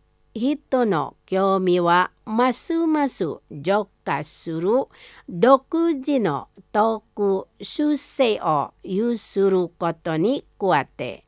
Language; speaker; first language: Japanese; non-native, fluent; Indonesian